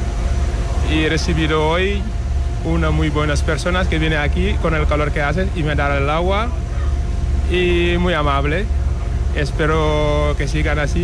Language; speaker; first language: Spanish; non-native, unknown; Wolof